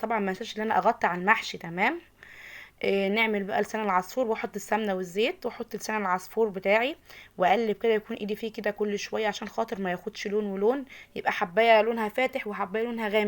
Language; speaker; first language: Arabic; native; Arabic